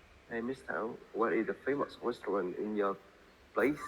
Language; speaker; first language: English; non-native, learner; Vietnamese